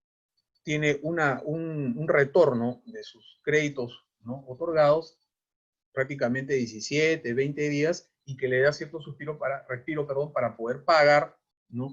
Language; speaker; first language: Spanish; native; Spanish